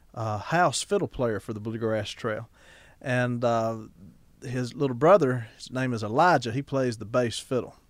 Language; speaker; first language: English; native; English